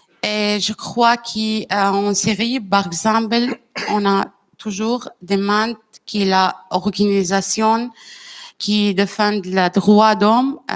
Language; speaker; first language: French; non-native, learner; Arabic